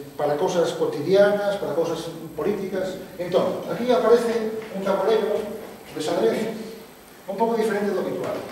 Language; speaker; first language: Galician; non-native, local second language; Spanish